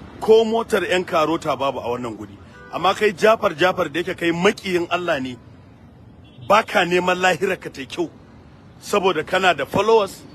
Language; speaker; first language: Hausa; native; Hausa